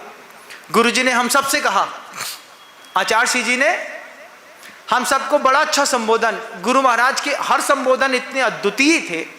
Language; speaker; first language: Hindi; native; Hindi